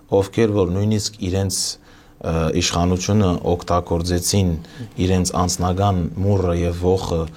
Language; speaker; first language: Armenian; early bilingual, heritage; Armenian